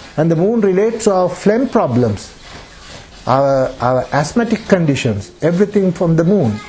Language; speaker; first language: English; non-native, local second language; Sinhala